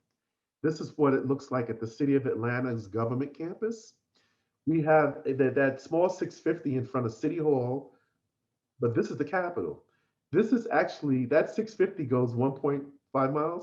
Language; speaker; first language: English; native; English